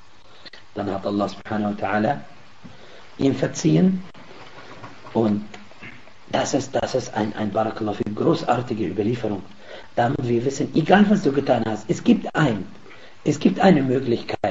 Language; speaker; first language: German; non-native, fluent; Arabic